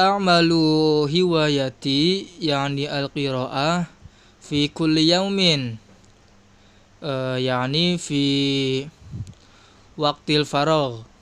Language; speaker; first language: Arabic; non-native, learner; Indonesian